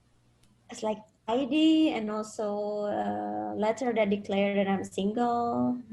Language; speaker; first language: English; non-native, fluent; Indonesian